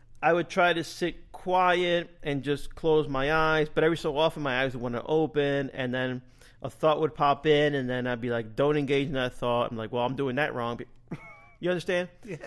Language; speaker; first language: English; native; English